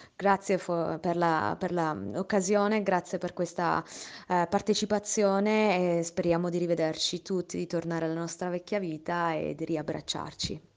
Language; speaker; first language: English; non-native, learner; Italian